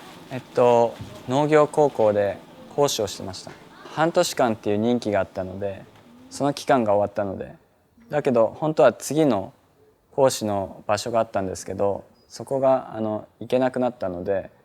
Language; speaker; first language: Japanese; native; Japanese